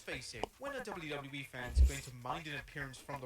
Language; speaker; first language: English; native; English